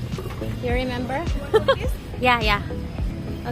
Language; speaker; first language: English; non-native, local second language; Filipino